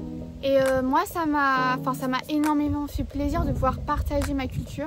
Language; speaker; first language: French; native; French